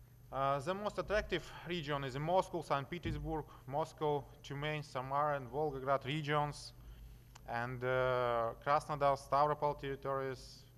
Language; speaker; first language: English; non-native, learner; Russian